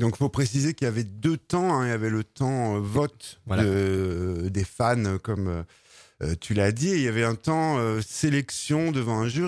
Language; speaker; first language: French; native; French